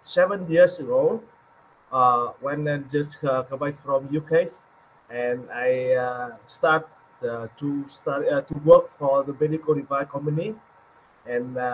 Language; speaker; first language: English; non-native, learner; Vietnamese